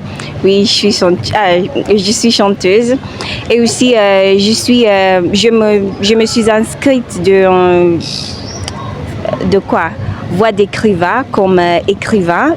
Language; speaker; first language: French; non-native, learner; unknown